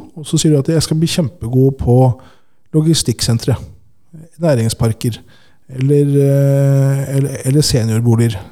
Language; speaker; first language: Norwegian; native; Norwegian